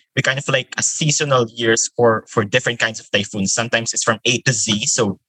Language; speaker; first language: English; non-native, local second language; Filipino